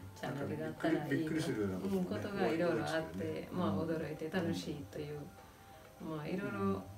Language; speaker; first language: Japanese; non-native, fluent; Telugu